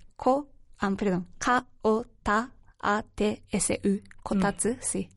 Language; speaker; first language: Spanish; non-native, learner; Japanese